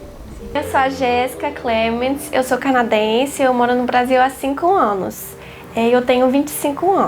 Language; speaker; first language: Portuguese; non-native, fluent; French